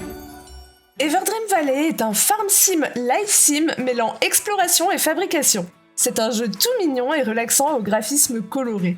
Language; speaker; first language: French; native; French